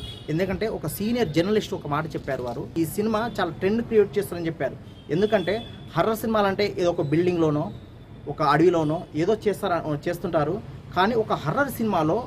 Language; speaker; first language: Telugu; native; Telugu